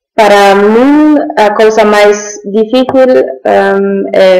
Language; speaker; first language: Galician; non-native, learner; German